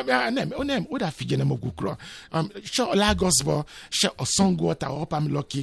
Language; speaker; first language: Hungarian; non-native, fluent; Yoruba